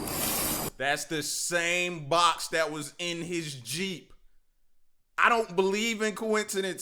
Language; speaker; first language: English; native; English